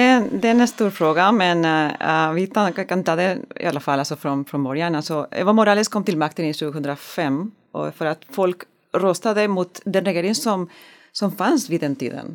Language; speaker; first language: Swedish; non-native, learner; Spanish